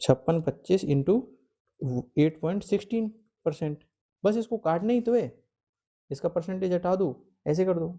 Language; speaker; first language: Hindi; native; Hindi